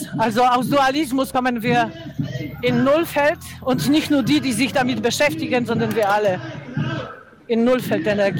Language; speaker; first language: German; non-native, fluent; Polish